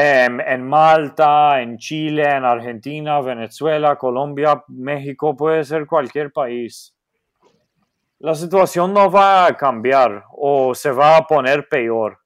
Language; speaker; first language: Spanish; non-native, fluent; Maltese